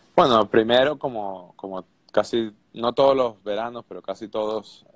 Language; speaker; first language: Spanish; native; Spanish